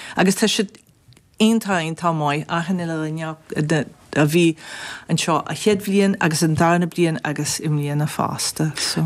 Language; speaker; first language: Irish; non-native, fluent; English